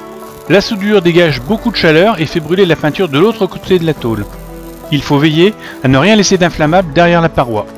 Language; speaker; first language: French; native; French